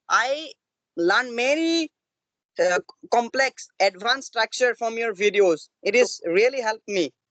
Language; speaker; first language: English; non-native, learner; Assamese